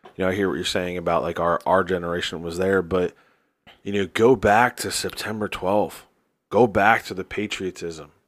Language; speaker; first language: English; native; English